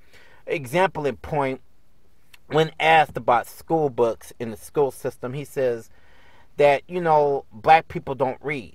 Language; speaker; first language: English; native; English